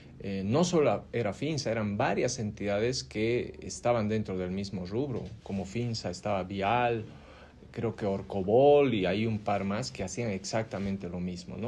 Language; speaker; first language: Spanish; native; Spanish